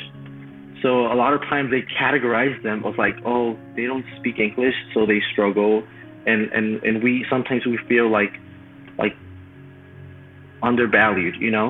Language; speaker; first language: English; non-native, fluent; Spanish